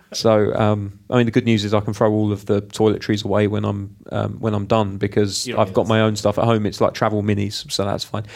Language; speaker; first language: English; native; English